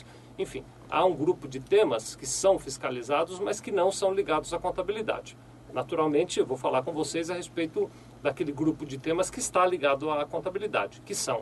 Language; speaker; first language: Portuguese; native; Portuguese